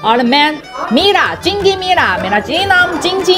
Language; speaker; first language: Hindi; non-native, fluent; Chinese